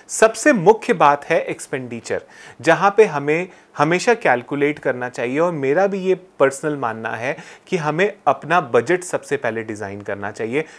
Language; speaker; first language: Hindi; native; Hindi